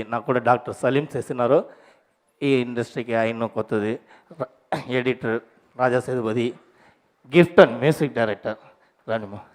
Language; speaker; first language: Telugu; non-native, learner; Tamil